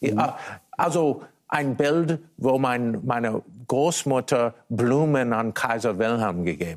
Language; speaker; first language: German; non-native, fluent; English